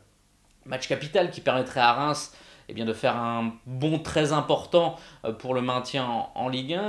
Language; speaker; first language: French; native; French